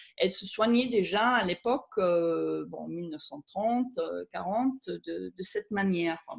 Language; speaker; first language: French; non-native, fluent; German